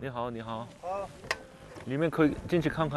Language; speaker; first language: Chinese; non-native, learner; Korean